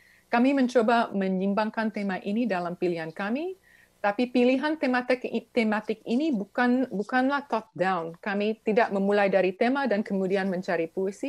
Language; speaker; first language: Indonesian; early bilingual, other home language; English